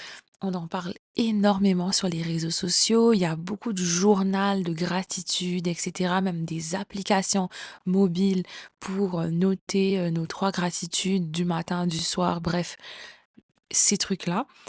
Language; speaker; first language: French; native; French